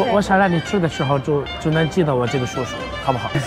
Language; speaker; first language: Chinese; non-native, fluent; Arabic